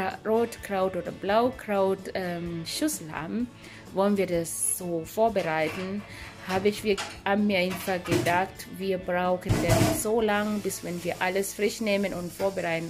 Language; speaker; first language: German; non-native, fluent; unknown